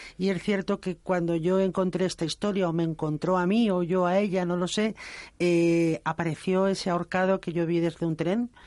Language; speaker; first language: Spanish; native; Spanish